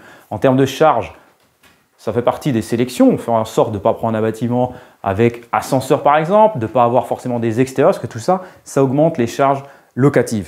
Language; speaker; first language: French; native; French